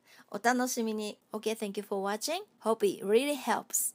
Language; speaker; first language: English; non-native, fluent; Japanese